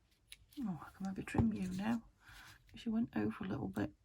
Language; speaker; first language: English; native; English